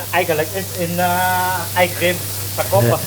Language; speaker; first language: Dutch; non-native, learner; Vietnamese